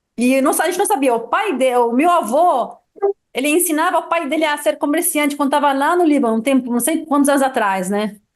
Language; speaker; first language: Portuguese; non-native, fluent; Arabic